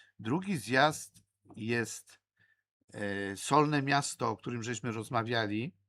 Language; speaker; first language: Polish; native; Polish